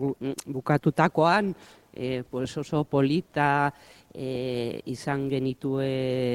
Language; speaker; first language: Basque; non-native, local second language; Spanish